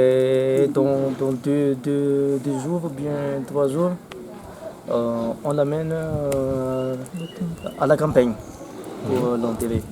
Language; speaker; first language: French; non-native, local second language; Malagasy